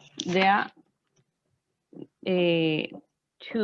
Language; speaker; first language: German; non-native, learner; Spanish